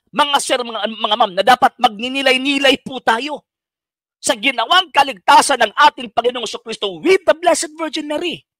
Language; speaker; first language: Filipino; non-native, local second language; Cebuano